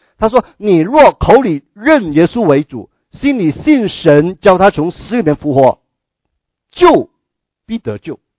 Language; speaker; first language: Chinese; non-native, local second language; Cantonese